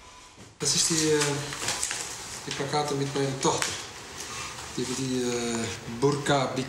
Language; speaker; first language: German; non-native, learner; Dutch